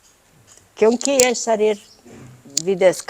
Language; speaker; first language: Hindi; non-native, learner; Italian